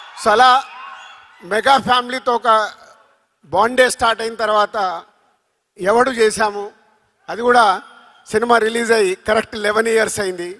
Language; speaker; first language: Telugu; native; Telugu